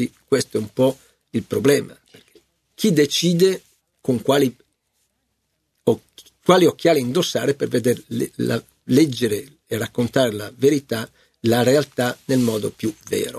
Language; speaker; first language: Italian; native; Italian